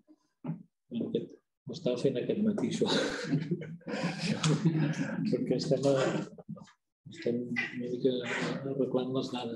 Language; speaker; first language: Catalan; native; Catalan